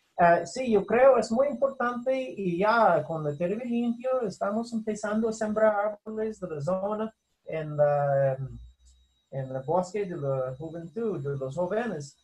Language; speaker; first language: Spanish; non-native, fluent; English